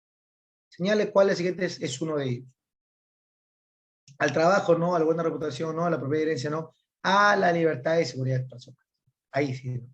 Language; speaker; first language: Spanish; native; Spanish